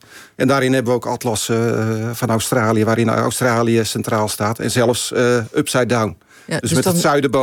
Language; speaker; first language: Dutch; native; Dutch